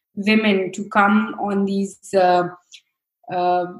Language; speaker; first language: English; non-native, local second language; Hindi